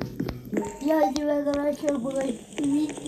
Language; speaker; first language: French; early bilingual, other home language; Portuguese